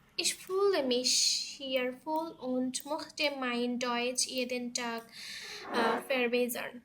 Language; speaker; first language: German; non-native, learner; Bangla